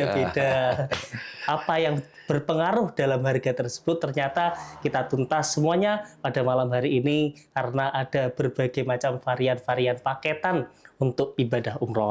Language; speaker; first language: Indonesian; native; Indonesian